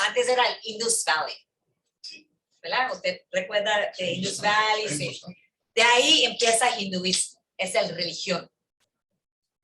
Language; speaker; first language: Spanish; early bilingual, heritage; English